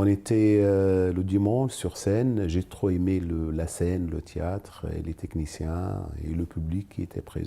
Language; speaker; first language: French; non-native, local second language; Arabic